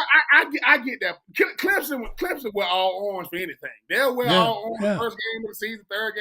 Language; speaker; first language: English; native; English